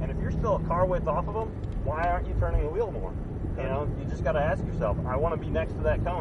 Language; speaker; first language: English; native; English